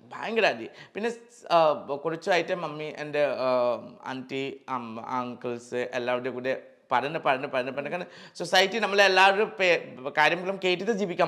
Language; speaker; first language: Malayalam; non-native, learner; Assamese